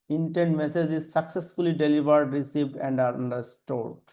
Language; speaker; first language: English; non-native, local second language; Bangla